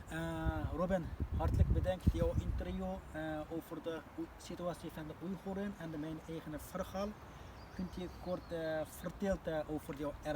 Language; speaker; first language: Dutch; non-native, learner; Uyghur